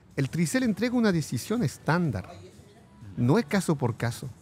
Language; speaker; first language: Spanish; non-native, fluent; French